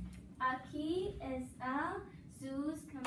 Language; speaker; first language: Spanish; non-native, learner; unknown